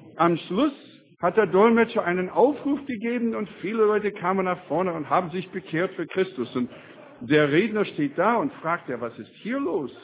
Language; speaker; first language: German; non-native, fluent; English